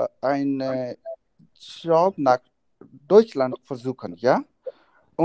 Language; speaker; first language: German; non-native, learner; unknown